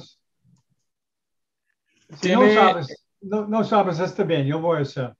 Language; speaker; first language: Spanish; non-native, learner; English